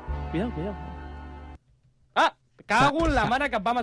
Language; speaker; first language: Catalan; native; Catalan